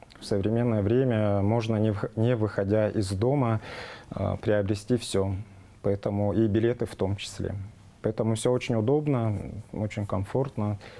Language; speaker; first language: Russian; non-native, local second language; Tuvinian